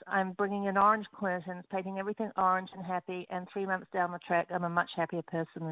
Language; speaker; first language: English; native; English